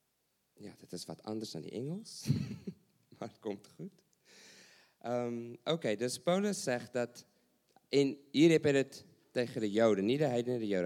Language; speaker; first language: Dutch; non-native, learner; English